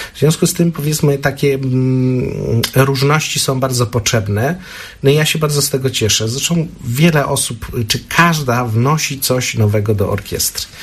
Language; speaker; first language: Polish; native; Polish